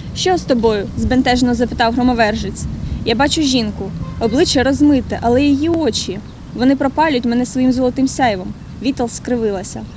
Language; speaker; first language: Ukrainian; native; Ukrainian